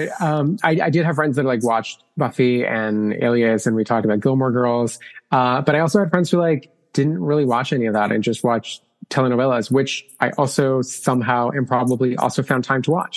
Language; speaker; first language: English; non-native, fluent; Spanish